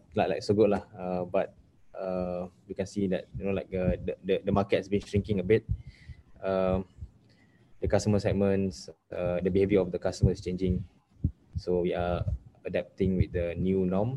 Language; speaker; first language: English; non-native, local second language; Malay